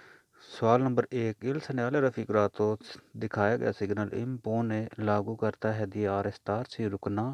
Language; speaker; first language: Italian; non-native, learner; Urdu